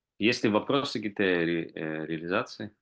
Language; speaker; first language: Russian; native; Russian